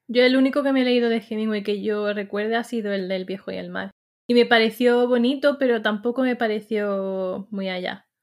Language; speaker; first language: Spanish; native; Spanish